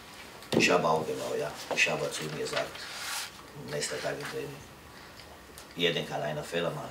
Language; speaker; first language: German; non-native, learner; Romanian